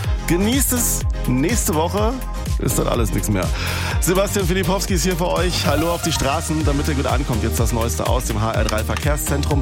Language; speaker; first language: German; native; German